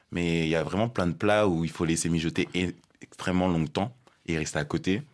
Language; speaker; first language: French; early bilingual, other home language; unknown